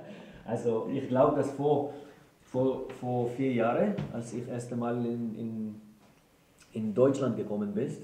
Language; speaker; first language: German; non-native, learner; Hebrew